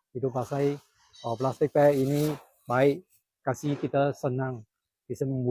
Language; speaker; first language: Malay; non-native, local second language; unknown